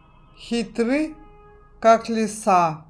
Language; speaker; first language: Russian; non-native, fluent; Turkish